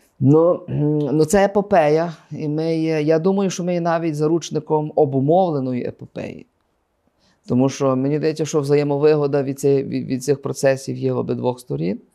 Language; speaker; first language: Ukrainian; native; Ukrainian